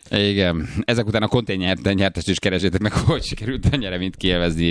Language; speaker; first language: Hungarian; native; Hungarian